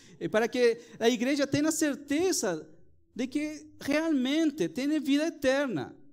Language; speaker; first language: Portuguese; non-native, fluent; Spanish